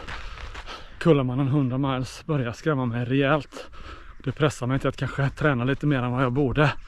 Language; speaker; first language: Swedish; native; Swedish